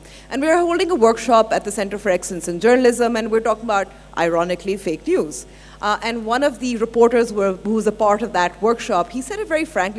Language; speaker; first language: English; non-native, local second language; Urdu